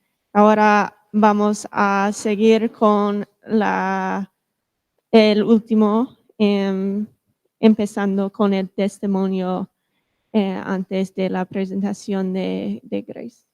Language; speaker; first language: Spanish; non-native, fluent; English